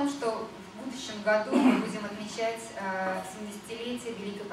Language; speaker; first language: Russian; native; Russian